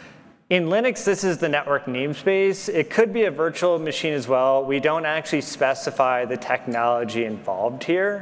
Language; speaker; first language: English; native; English